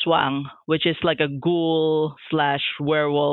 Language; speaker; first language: English; non-native, local second language; Filipino